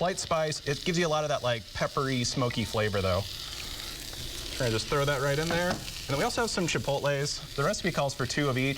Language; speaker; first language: English; native; English